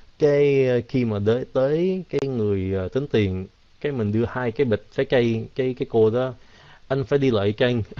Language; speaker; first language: Vietnamese; early bilingual, heritage; Vietnamese